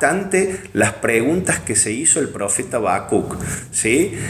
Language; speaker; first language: Spanish; native; Spanish